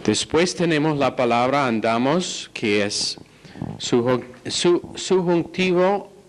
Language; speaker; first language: Spanish; non-native, fluent; English